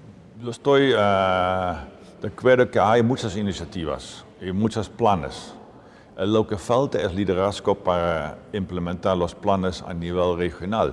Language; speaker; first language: Spanish; non-native, fluent; Dutch